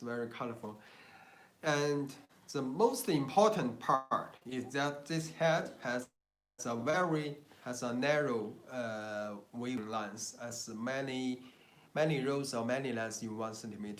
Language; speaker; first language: English; non-native, learner; Chinese